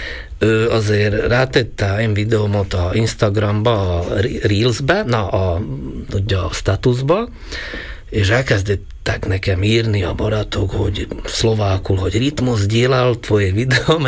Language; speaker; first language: Hungarian; non-native, local second language; Slovak